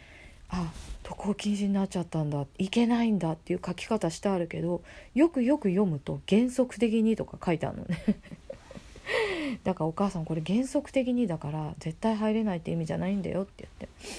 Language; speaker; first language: Japanese; native; Japanese